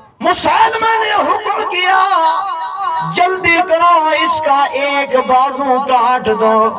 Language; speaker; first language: Urdu; non-native, local second language; Saraiki